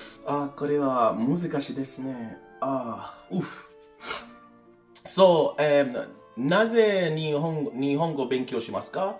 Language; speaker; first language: Japanese; non-native, learner; English